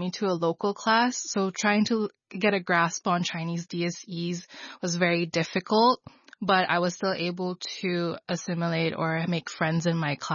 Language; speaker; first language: English; non-native, local second language; Filipino